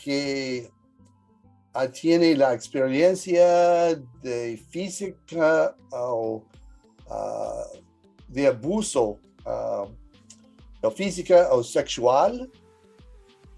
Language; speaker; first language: Spanish; early bilingual, heritage; English